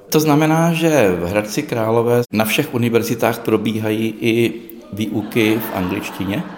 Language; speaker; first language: Czech; native; Czech